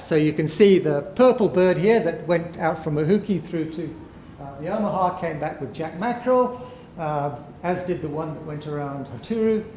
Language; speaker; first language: English; native; English